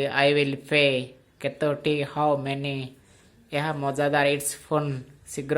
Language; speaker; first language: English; non-native, local second language; Odia